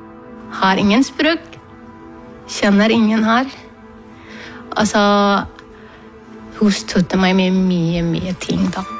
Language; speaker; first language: Norwegian; non-native, learner; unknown